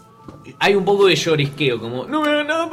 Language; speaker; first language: Spanish; native; Spanish